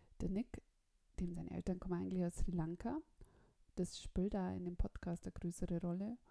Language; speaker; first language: German; native; German